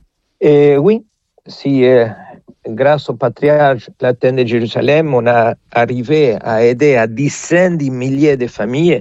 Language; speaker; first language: French; non-native, fluent; Spanish